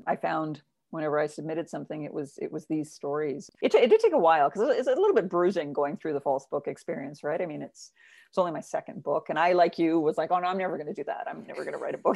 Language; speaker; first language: English; native; English